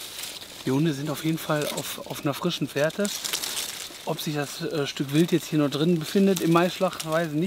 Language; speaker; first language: German; native; German